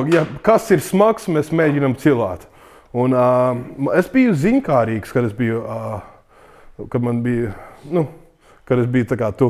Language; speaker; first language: Latvian; early bilingual, heritage; English